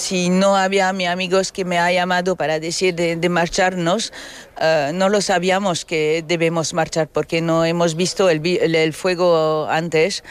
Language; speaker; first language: Spanish; non-native, learner; French